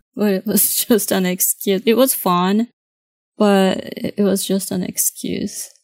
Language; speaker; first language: English; non-native, fluent; Japanese